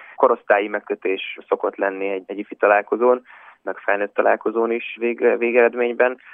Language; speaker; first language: Hungarian; native; Hungarian